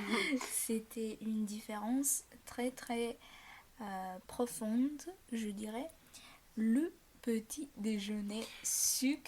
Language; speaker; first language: French; non-native, fluent; Bulgarian